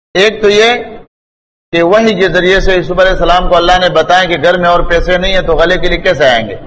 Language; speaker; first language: Urdu; non-native, local second language; Pashto